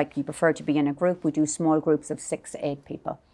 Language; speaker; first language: English; native; English